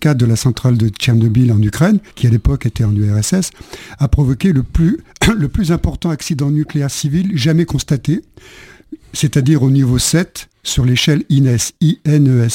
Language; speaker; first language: French; native; French